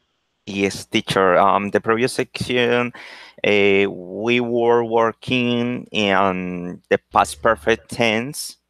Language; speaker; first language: English; non-native, learner; Spanish